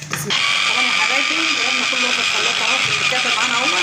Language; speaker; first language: Arabic; native; Arabic